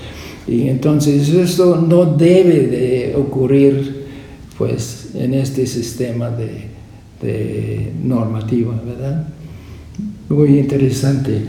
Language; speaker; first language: Spanish; non-native, fluent; English